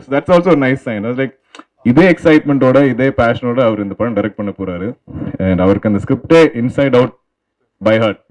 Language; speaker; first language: Tamil; non-native, local second language; Malayalam